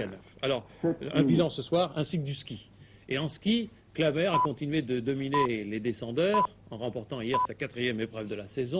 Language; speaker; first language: French; native; French